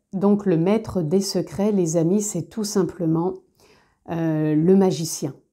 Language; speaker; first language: French; native; French